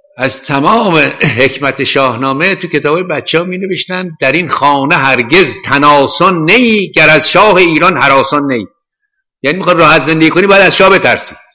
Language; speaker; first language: Persian; native; Persian